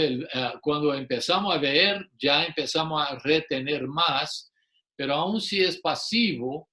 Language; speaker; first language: Spanish; non-native, fluent; English